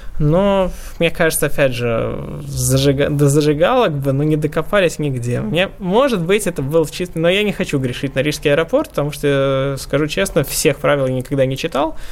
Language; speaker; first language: Russian; native; Russian